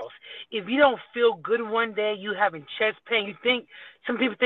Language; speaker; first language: English; native; English